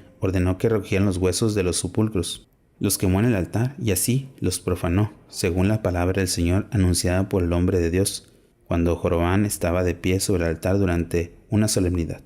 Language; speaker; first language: Spanish; native; Spanish